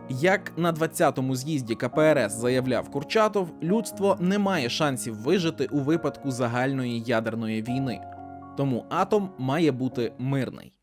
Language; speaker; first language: Ukrainian; native; Ukrainian